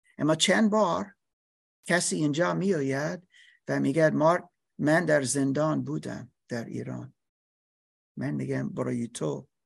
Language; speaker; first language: Persian; non-native, learner; English